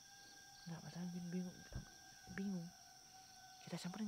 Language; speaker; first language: Indonesian; native; Indonesian